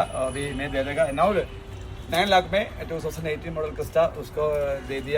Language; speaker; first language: Hindi; non-native, local second language; Malayalam